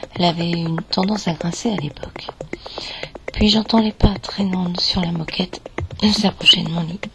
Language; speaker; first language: French; native; French